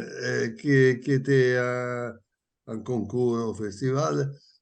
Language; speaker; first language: French; non-native, learner; Italian